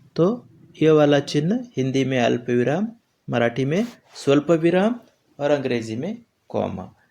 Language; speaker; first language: Hindi; non-native, local second language; Marathi